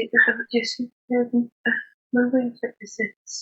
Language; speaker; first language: French; non-native, learner; Spanish